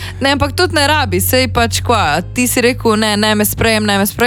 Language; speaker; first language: Slovenian; native; Slovenian